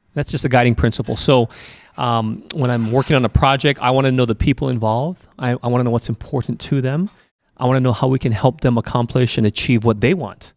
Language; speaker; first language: English; native; English